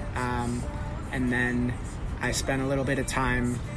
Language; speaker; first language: English; native; English